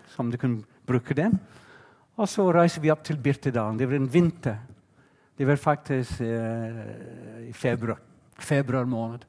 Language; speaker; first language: Norwegian; non-native, fluent; English